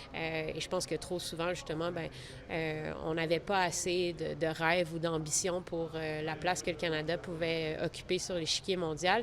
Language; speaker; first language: French; native; French